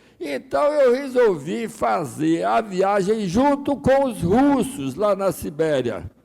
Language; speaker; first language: Portuguese; early bilingual, other home language; Russian